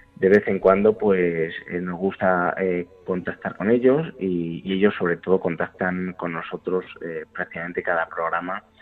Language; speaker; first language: Spanish; native; Spanish